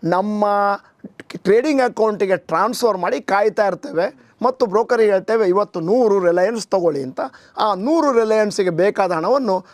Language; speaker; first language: Kannada; native; Kannada